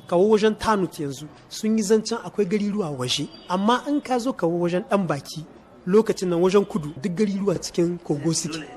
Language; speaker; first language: Hausa; native; Hausa